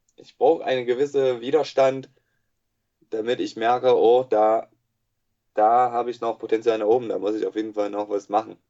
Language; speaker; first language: German; non-native, fluent; English